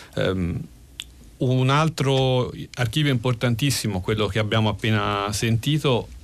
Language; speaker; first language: Italian; native; Italian